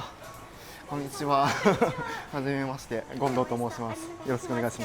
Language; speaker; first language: Japanese; native; Japanese